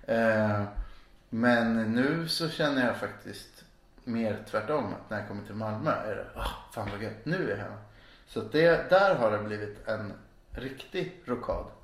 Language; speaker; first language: Swedish; native; Swedish